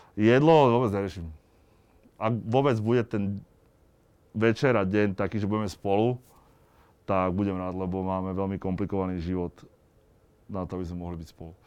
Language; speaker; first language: Slovak; native; Slovak